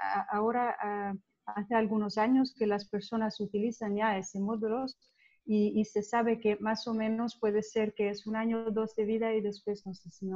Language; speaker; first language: Spanish; non-native, learner; Italian